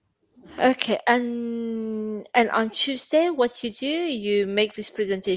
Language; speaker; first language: English; non-native, fluent; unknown